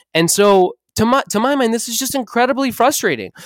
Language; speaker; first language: English; native; English